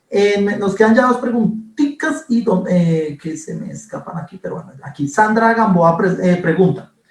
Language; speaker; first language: Spanish; native; Spanish